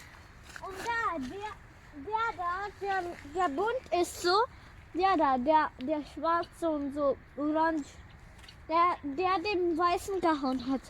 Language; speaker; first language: German; early bilingual, other home language; Urdu